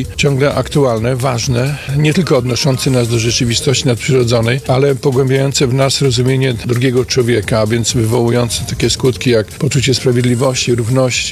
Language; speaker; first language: Polish; native; Polish